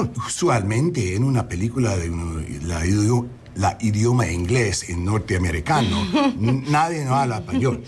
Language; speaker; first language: Spanish; non-native, learner; English